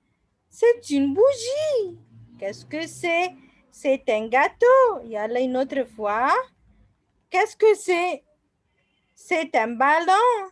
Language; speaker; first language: French; non-native, fluent; Arabic